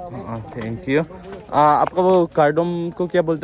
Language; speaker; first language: Hindi; non-native, local second language; Karbi